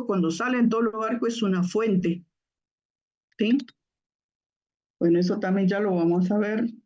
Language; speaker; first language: Spanish; native; Spanish